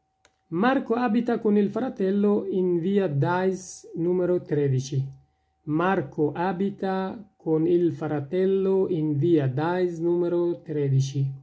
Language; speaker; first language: Italian; non-native, fluent; Persian